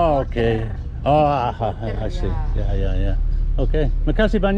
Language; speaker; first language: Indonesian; non-native, learner; English